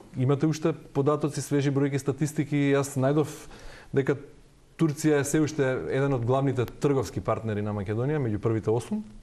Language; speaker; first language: Macedonian; native; Macedonian